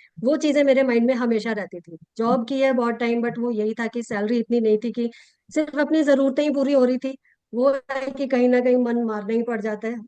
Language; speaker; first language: Hindi; native; Hindi